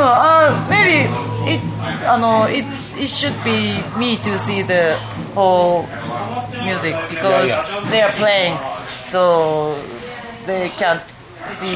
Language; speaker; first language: English; non-native, fluent; Japanese